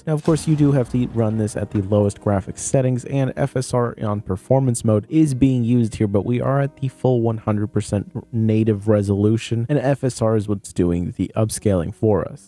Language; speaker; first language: English; native; English